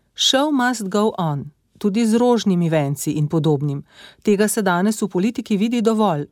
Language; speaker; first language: Slovenian; native; Slovenian